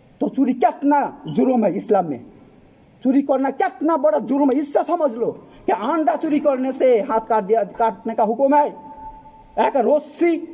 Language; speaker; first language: Hindi; non-native, fluent; Bangla